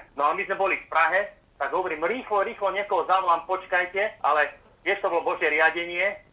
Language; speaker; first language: Slovak; native; Slovak